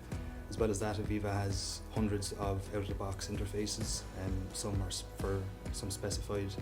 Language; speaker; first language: English; native; English